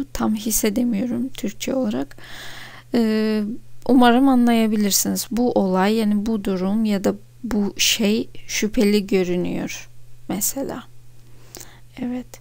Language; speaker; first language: Turkish; non-native, fluent; Russian